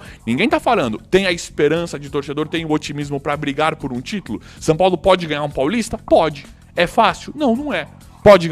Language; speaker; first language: Portuguese; native; Portuguese